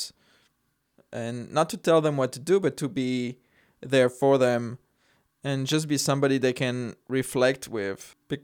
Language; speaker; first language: English; non-native, fluent; French